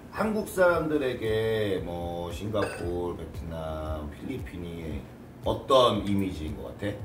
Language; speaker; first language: Korean; native; Korean